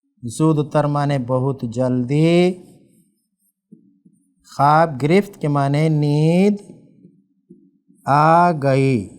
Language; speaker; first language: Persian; non-native, fluent; Urdu